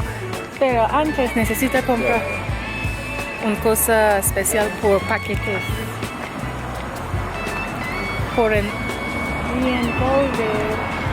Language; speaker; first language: Spanish; non-native, learner; English